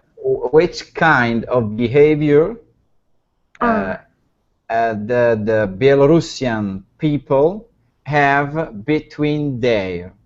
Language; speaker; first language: English; non-native, learner; Italian